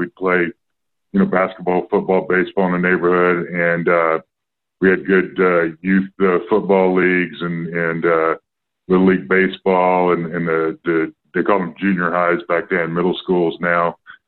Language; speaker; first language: English; native; English